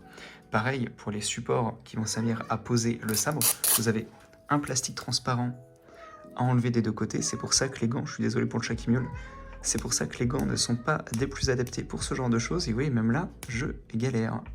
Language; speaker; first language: French; native; French